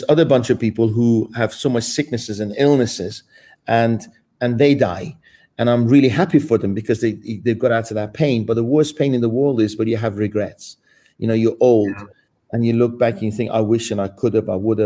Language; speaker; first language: English; non-native, fluent; Persian